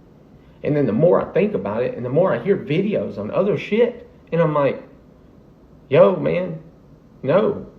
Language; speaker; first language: English; native; English